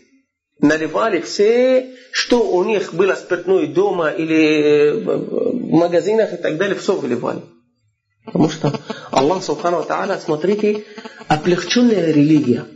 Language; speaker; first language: Russian; non-native, fluent; Arabic